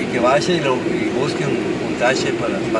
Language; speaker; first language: Spanish; native; Spanish